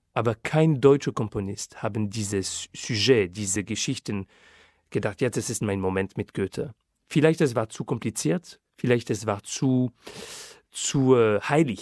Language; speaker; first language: German; non-native, fluent; French